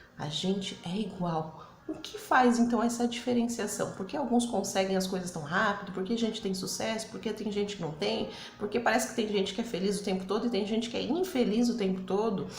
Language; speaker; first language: Portuguese; early bilingual, other home language; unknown